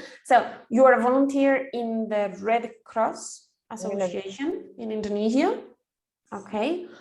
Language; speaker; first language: English; non-native, fluent; Spanish